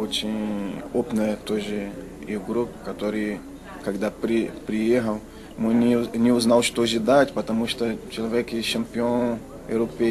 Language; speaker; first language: Russian; non-native, learner; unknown